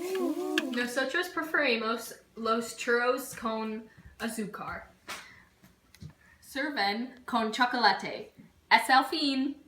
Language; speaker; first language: Spanish; non-native, learner; English